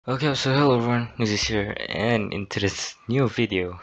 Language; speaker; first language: English; non-native, fluent; Malay